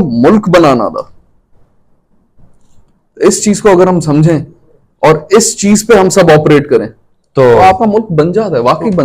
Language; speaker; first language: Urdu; non-native, local second language; Sindhi